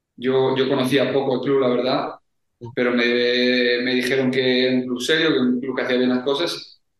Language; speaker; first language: Spanish; native; Spanish